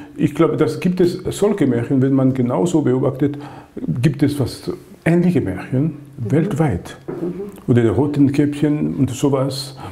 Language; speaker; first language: German; non-native, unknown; Lingala